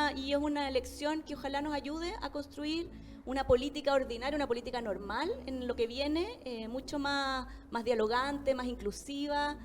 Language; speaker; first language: Spanish; native; Spanish